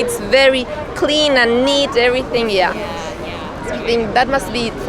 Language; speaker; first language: English; non-native, fluent; Spanish